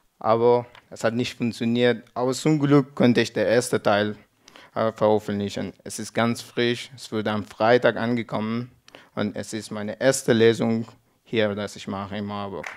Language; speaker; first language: German; non-native, learner; Persian